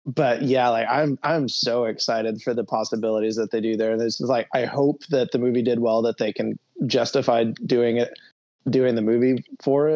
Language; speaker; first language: English; native; English